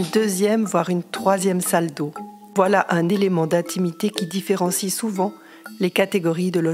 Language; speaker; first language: French; native; French